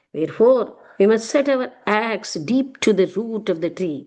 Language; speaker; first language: English; non-native, local second language; Telugu